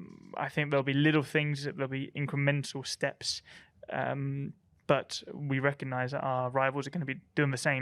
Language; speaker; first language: English; native; English